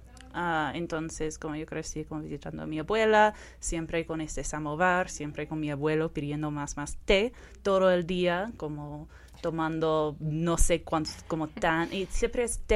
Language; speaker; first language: Spanish; early bilingual, heritage; Persian